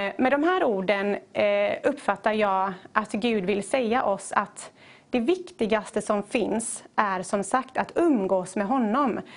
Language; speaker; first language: Swedish; native; Swedish